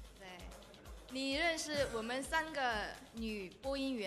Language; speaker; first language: Chinese; non-native, learner; Korean